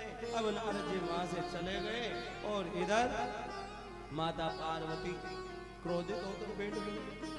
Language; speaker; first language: Hindi; native; Hindi